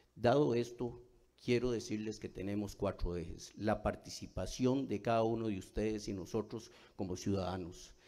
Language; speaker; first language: Spanish; native; Spanish